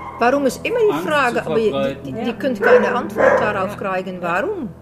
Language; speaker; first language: German; non-native, learner; Dutch